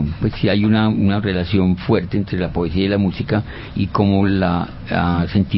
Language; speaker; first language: Spanish; native; Spanish